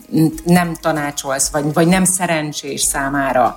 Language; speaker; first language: Hungarian; native; Hungarian